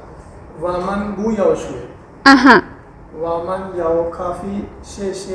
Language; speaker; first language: Chinese; non-native, learner; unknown